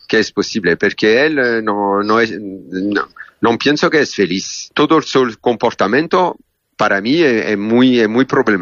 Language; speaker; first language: Spanish; non-native, learner; French